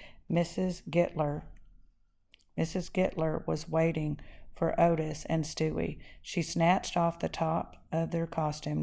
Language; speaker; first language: English; native; English